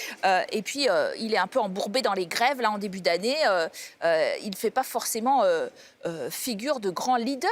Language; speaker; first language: French; native; French